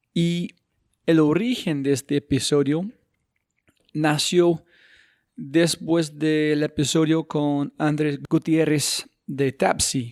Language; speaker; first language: Spanish; non-native, fluent; English